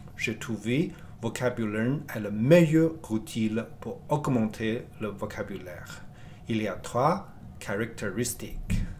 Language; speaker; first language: French; non-native, learner; Chinese